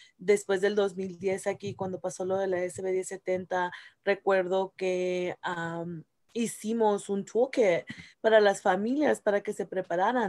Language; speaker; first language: Spanish; early bilingual, heritage; Spanish